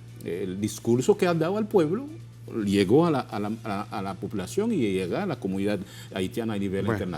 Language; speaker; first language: Spanish; non-native, fluent; Haitian Creole